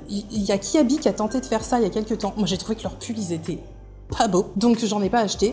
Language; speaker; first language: French; native; French